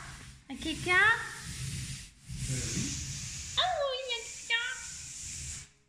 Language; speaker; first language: French; native; French